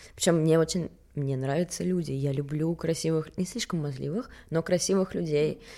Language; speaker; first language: Russian; early bilingual, other home language; Swedish